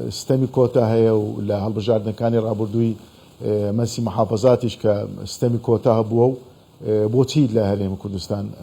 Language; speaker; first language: Central Kurdish; non-native, local second language; Azerbaijani